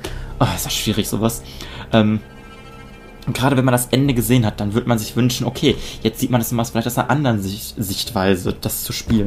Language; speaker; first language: German; native; German